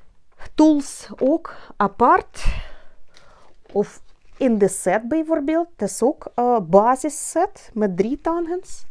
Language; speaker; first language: Dutch; non-native, learner; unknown